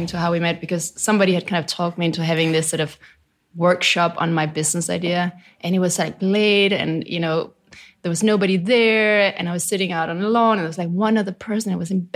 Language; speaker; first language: English; non-native, fluent; Danish